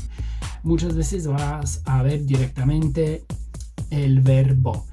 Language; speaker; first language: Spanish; non-native, fluent; Bulgarian